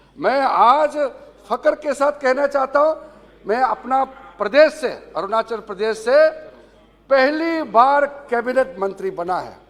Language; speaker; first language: Hindi; non-native, local second language; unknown